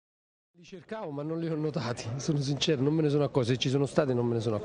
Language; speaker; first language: Italian; native; Italian